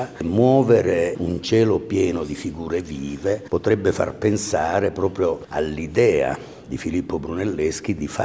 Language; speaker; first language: Italian; native; Italian